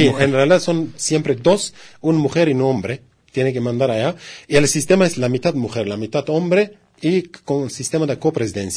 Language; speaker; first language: Spanish; non-native, learner; Kurdish